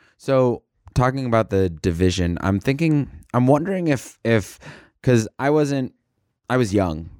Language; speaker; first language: English; native; English